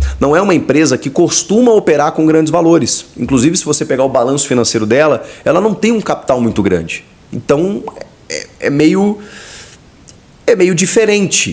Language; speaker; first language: Portuguese; native; Portuguese